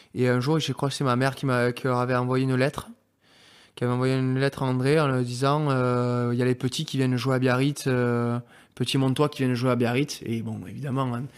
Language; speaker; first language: French; native; French